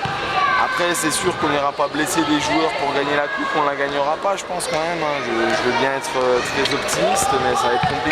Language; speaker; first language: French; native; French